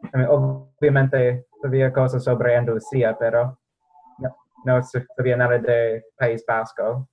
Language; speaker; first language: Spanish; non-native, fluent; English